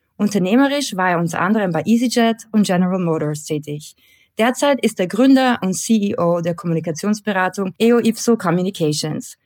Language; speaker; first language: German; native; German